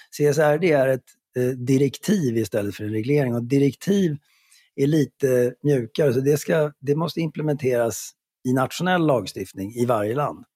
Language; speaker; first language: Swedish; native; Swedish